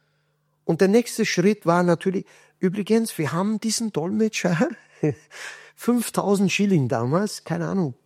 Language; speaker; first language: German; non-native, fluent; Kurdish